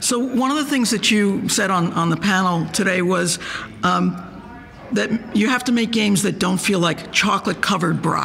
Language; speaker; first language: English; native; English